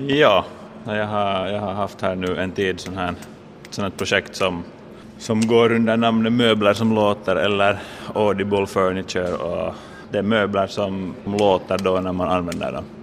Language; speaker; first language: Swedish; native; Swedish